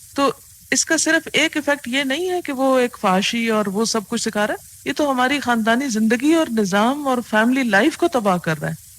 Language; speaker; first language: Urdu; native; Urdu